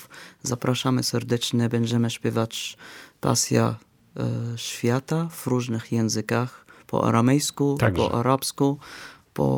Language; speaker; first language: Polish; non-native, fluent; Arabic